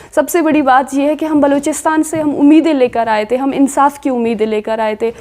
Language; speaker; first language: Urdu; non-native, local second language; Baluchi